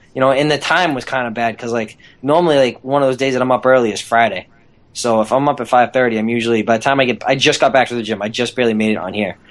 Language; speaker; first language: English; native; English